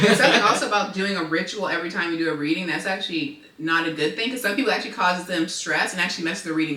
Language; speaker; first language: English; native; English